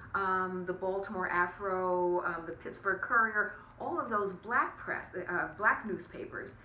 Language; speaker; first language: English; native; English